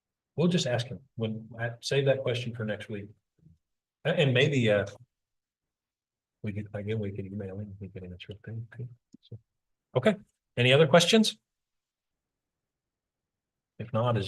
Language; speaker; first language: English; native; English